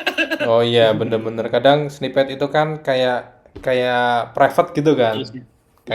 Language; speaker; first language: Indonesian; native; Indonesian